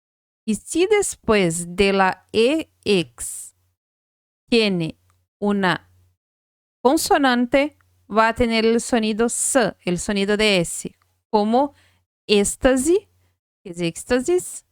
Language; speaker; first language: Spanish; non-native, fluent; Portuguese